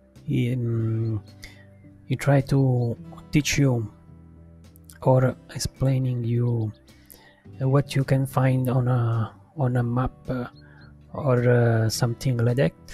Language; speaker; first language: English; non-native, learner; Italian